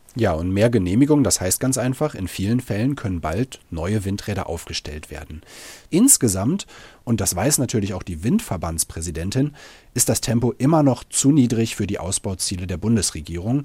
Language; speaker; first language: German; native; German